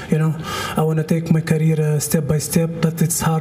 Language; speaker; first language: English; non-native, fluent; Russian